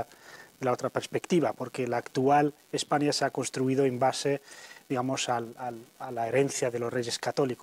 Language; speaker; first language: Spanish; native; Spanish